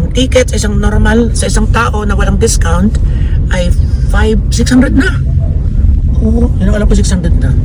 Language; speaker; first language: Filipino; native; Filipino